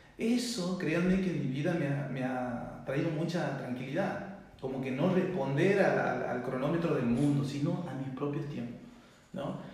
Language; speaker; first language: Spanish; native; Spanish